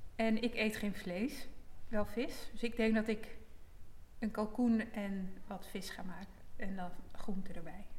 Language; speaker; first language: Dutch; native; Dutch